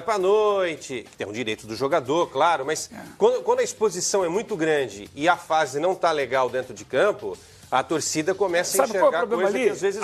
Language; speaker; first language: Portuguese; native; Portuguese